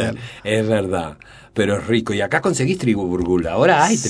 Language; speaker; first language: Spanish; native; Spanish